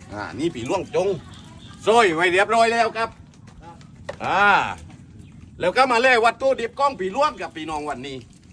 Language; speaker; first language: Thai; native; Thai